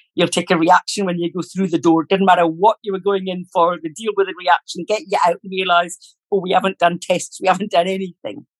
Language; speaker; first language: English; native; English